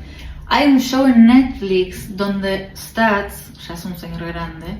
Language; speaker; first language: Spanish; native; Spanish